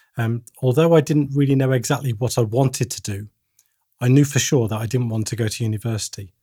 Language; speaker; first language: English; native; English